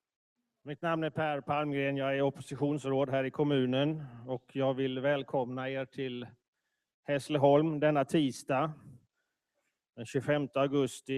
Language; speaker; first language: Swedish; native; Swedish